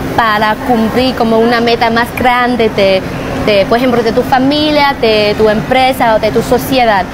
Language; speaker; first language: Spanish; non-native, fluent; Chinese